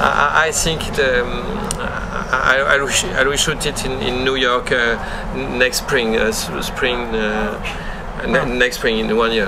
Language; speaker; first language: English; non-native, learner; French